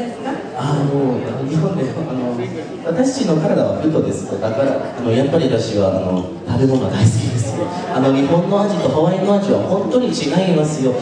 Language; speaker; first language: Japanese; non-native, learner; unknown